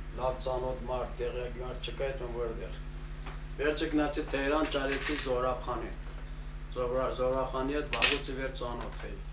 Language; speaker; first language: Armenian; early bilingual, heritage; Armenian